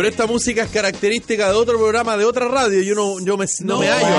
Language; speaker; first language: Spanish; native; Spanish